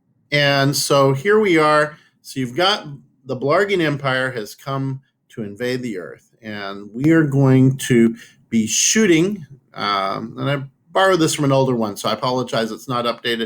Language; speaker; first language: English; native; English